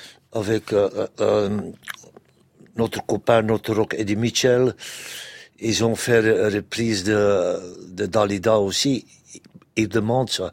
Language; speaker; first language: French; non-native, local second language; Dutch